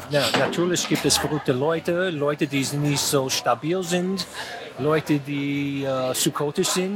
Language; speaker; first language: German; non-native, fluent; English